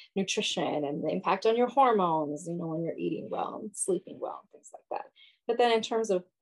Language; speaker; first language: English; early bilingual, other home language; Yoruba